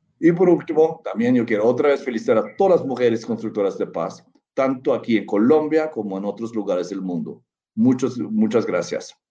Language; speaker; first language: Spanish; non-native, fluent; Norwegian